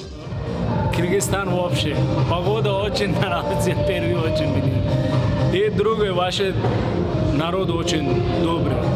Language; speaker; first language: Russian; non-native, learner; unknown